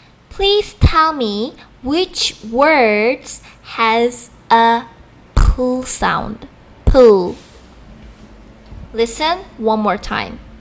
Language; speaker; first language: English; non-native, fluent; Korean